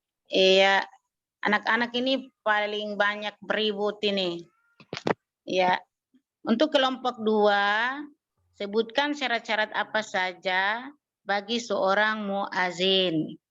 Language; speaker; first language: Indonesian; native; Indonesian